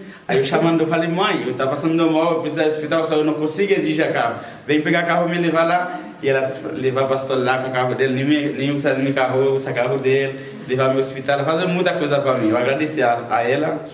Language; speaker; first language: Portuguese; non-native, learner; Haitian Creole